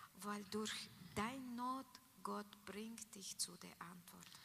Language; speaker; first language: German; non-native, learner; Russian